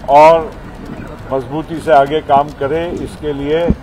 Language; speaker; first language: Hindi; non-native, local second language; Marathi